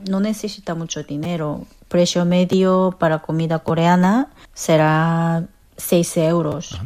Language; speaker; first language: Spanish; non-native, learner; Korean